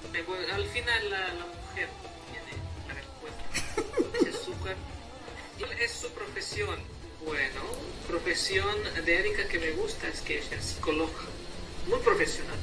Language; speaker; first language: Spanish; non-native, fluent; Hindi